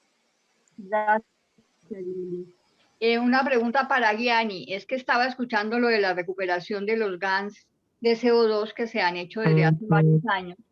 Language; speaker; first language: Spanish; native; Spanish